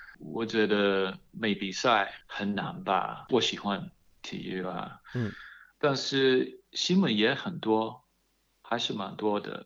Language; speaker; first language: Chinese; non-native, fluent; English